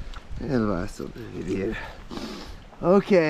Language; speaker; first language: Spanish; non-native, learner; English